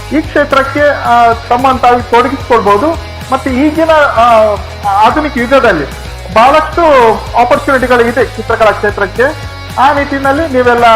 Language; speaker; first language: Kannada; native; Kannada